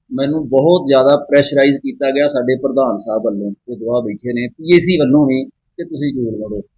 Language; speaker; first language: Punjabi; native; Punjabi